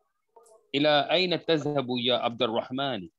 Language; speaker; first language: Arabic; non-native, learner; Urdu